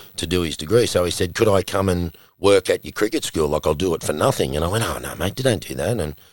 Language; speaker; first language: English; native; English